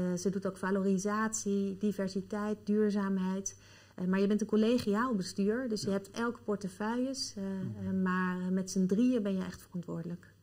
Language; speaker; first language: Dutch; native; Dutch